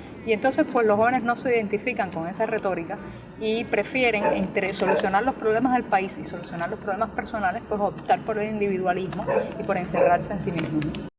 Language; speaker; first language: Spanish; native; Spanish